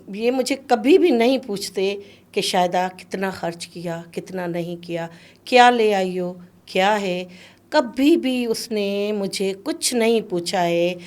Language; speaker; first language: Urdu; non-native, local second language; Sindhi